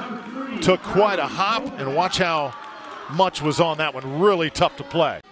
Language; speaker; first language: English; native; English